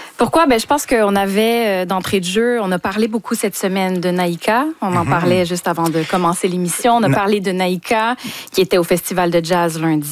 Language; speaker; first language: French; native; French